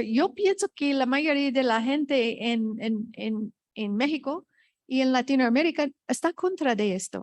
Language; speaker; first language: Spanish; non-native, fluent; English